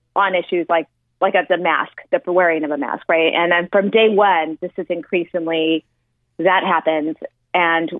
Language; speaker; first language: English; native; English